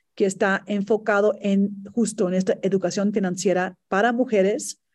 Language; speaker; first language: Spanish; non-native, fluent; English